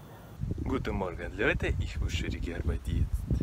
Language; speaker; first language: German; non-native, learner; Russian